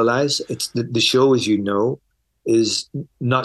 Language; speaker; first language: English; native; English